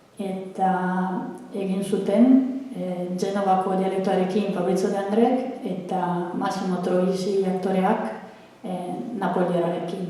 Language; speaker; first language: Basque; non-native, fluent; Italian